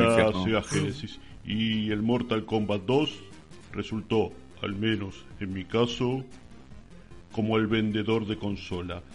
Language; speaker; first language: Spanish; native; Spanish